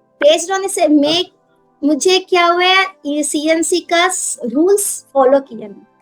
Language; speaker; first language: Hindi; non-native, local second language; Telugu